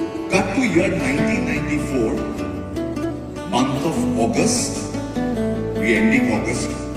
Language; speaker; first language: English; non-native, local second language; Bangla